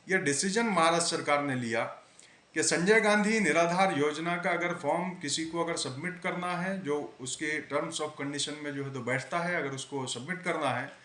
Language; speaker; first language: Hindi; non-native, local second language; Marathi